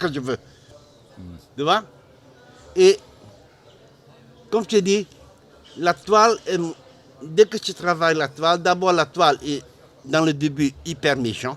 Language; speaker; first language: French; non-native, learner; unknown